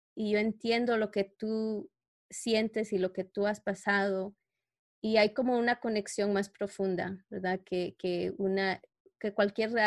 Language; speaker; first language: Spanish; early bilingual, heritage; Spanish